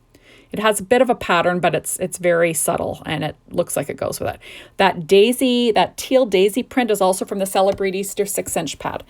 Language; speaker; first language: English; native; English